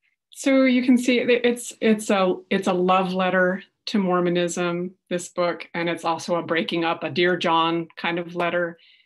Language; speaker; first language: English; native; English